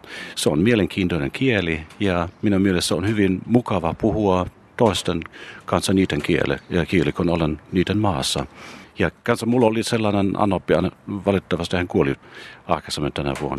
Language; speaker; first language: Finnish; non-native, fluent; German